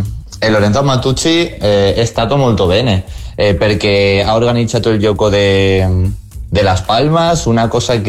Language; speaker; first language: Italian; non-native, fluent; Spanish